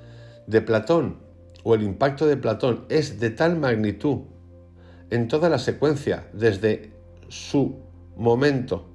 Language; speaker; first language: Spanish; native; Spanish